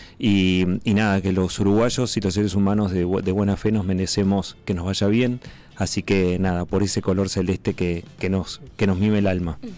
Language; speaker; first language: Spanish; native; Spanish